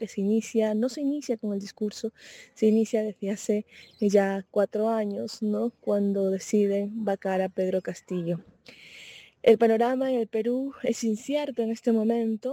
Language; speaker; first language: Spanish; native; Spanish